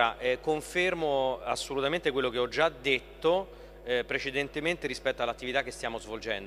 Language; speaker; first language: Italian; native; Italian